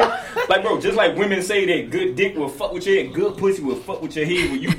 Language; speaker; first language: English; early bilingual, other home language; Igbo